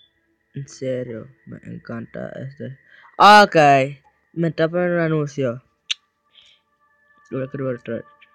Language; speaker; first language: Spanish; native; Spanish